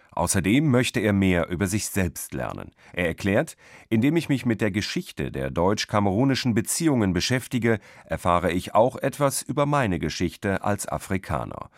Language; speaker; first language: German; native; German